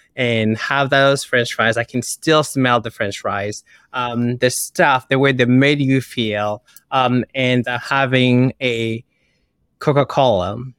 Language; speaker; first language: English; early bilingual, other home language; Kinyarwanda